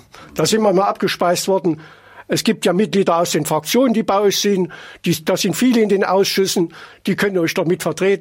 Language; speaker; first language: German; native; German